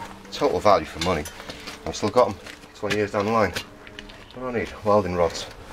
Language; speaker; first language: English; native; English